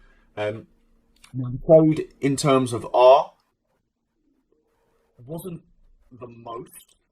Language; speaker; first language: English; native; English